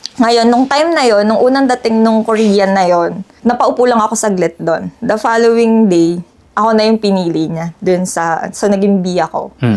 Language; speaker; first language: Filipino; native; Filipino